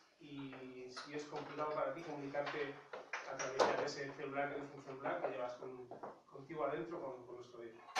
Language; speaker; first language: Spanish; native; Spanish